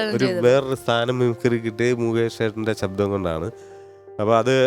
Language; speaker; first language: Malayalam; native; Malayalam